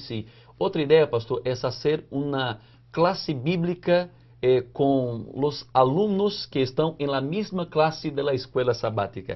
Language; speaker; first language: Spanish; non-native, fluent; Portuguese